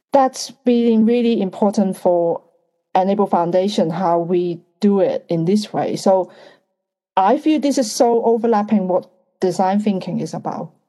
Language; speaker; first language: English; non-native, fluent; Bulgarian